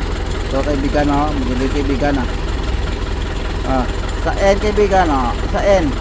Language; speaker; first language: Filipino; non-native, local second language; Cebuano